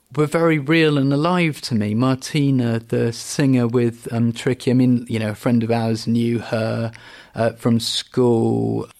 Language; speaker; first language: English; native; English